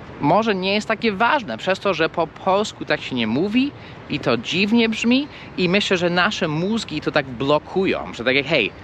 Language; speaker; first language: Polish; non-native, fluent; English